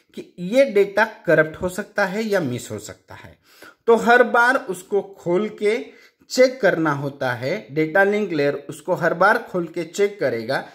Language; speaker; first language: Hindi; non-native, local second language; Marathi